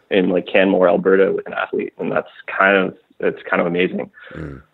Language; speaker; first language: English; native; English